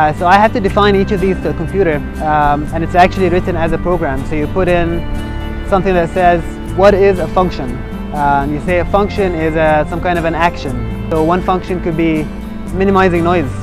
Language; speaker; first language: English; non-native, fluent; Arabic